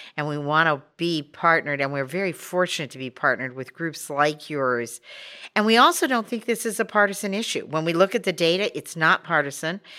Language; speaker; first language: English; native; English